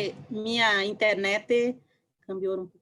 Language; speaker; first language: Spanish; non-native, learner; Portuguese